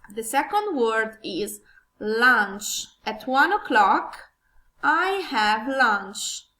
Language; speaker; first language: English; non-native, learner; Italian